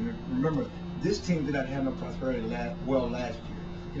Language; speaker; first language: English; native; English